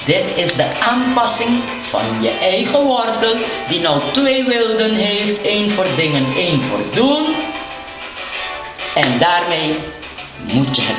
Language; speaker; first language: Dutch; non-native, local second language; Papiamento